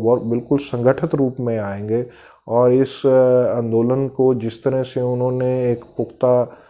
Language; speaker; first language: Hindi; non-native, local second language; Punjabi